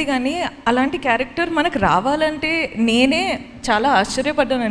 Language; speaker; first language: Telugu; non-native, local second language; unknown